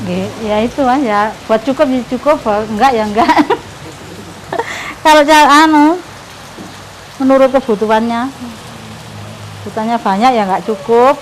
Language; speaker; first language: Indonesian; non-native, local second language; Javanese